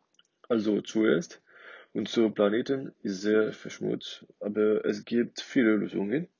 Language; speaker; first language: German; non-native, learner; French